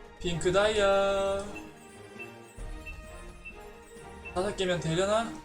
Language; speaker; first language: Korean; native; Korean